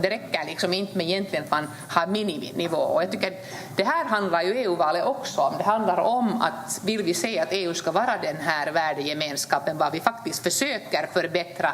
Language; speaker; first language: Swedish; native; Swedish